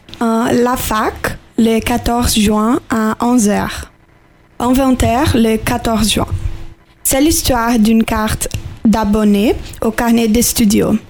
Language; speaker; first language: French; non-native, learner; Portuguese